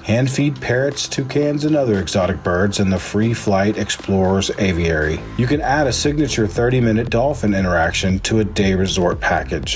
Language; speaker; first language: English; native; English